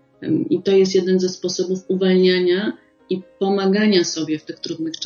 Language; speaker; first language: Polish; native; Polish